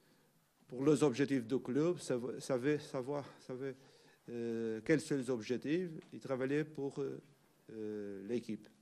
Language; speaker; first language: French; non-native, learner; Portuguese